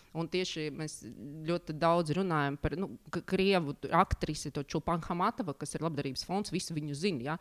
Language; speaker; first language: Latvian; non-native, local second language; Russian